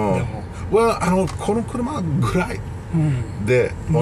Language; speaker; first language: Japanese; non-native, learner; English